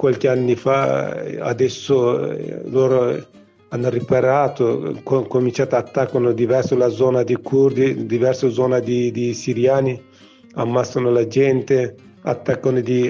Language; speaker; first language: Italian; non-native, learner; Kurdish